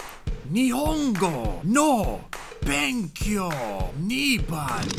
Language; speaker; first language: Japanese; non-native, learner; English